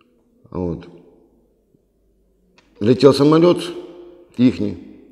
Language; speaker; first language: Russian; native; Russian